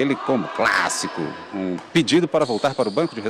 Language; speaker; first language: Portuguese; native; Portuguese